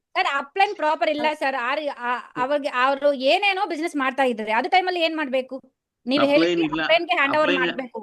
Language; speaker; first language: Kannada; non-native, learner; Telugu